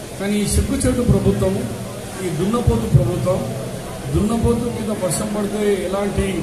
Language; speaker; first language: Telugu; non-native, local second language; Urdu